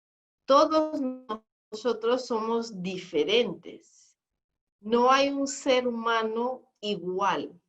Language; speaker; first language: Spanish; non-native, fluent; Portuguese